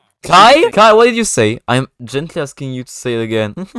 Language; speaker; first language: English; non-native, fluent; French